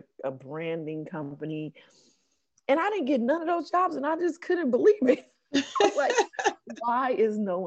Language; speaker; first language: English; native; English